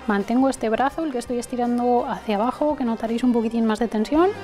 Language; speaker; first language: Spanish; native; Spanish